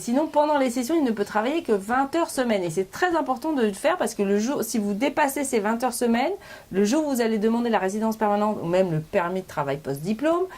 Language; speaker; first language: French; native; French